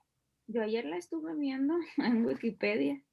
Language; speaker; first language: Spanish; native; Spanish